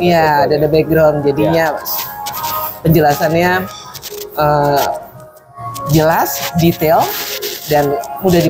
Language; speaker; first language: Indonesian; non-native, local second language; Javanese